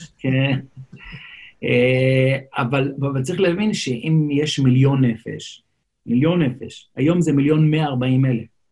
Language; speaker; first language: Hebrew; non-native, local second language; Yiddish